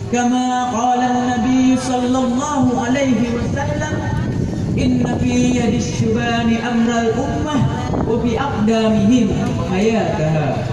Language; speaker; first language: Arabic; non-native, learner; Indonesian